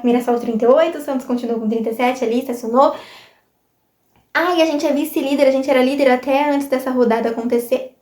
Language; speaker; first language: Portuguese; native; Portuguese